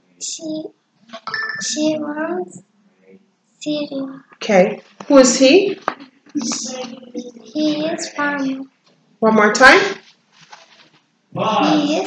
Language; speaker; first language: English; non-native, learner; Turkish